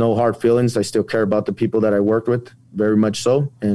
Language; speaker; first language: English; native; English